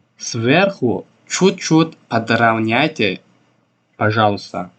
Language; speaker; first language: Russian; non-native, local second language; Tajik